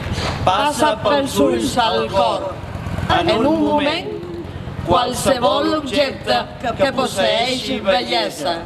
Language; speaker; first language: Catalan; non-native, fluent; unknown